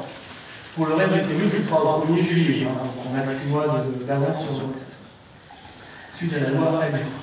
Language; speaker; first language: French; native; French